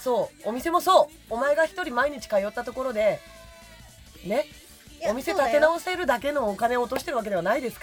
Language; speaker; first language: Japanese; native; Japanese